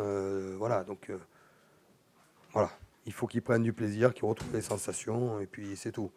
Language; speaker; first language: French; native; French